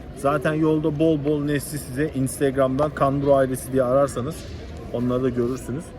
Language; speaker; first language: Turkish; early bilingual, other home language; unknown